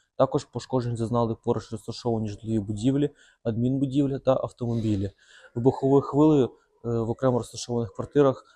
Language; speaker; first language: Ukrainian; native; Ukrainian